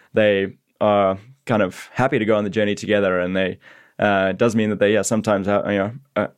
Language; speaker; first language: English; native; English